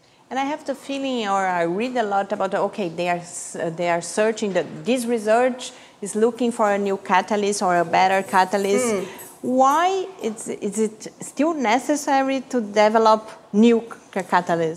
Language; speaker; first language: English; non-native, fluent; Portuguese